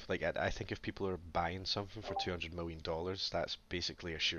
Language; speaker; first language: English; native; English